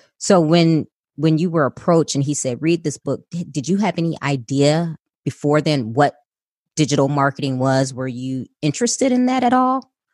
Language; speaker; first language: English; native; English